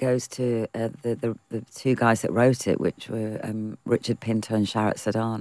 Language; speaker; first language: English; native; English